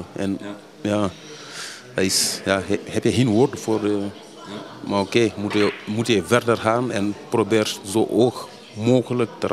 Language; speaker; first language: Dutch; early bilingual, other home language; Wolof